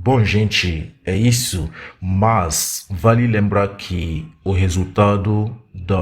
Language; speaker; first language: Portuguese; non-native, fluent; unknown